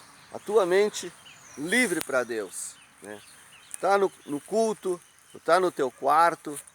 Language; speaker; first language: Portuguese; native; Portuguese